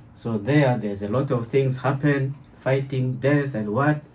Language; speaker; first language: English; non-native, learner; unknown